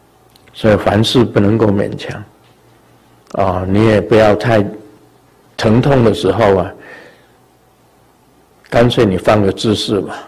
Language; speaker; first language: Chinese; native; Chinese